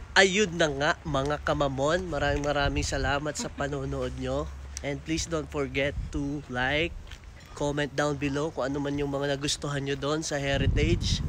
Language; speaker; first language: Filipino; native; Filipino